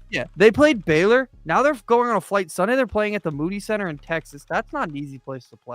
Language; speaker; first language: English; native; English